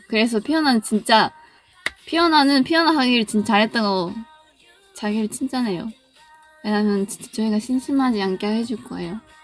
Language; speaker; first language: Korean; non-native, fluent; Japanese